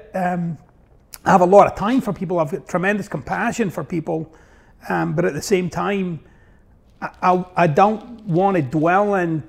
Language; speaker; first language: English; native; English